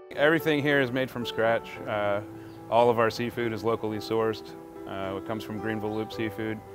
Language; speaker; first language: English; native; English